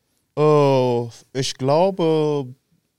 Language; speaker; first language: German; non-native, fluent; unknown